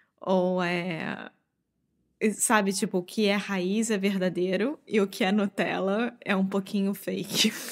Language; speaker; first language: Portuguese; native; Portuguese